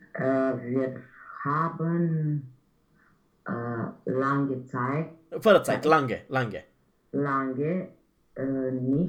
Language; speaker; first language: German; non-native, learner; Romanian